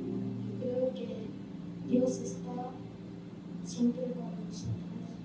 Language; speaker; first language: Spanish; early bilingual, heritage; Spanish